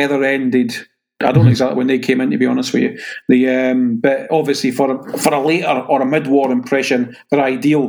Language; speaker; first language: English; native; English